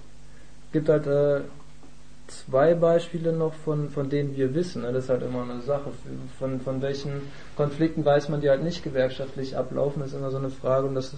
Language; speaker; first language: German; native; German